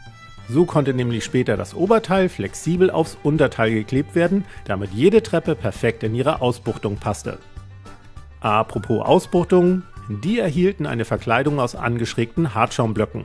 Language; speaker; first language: German; native; German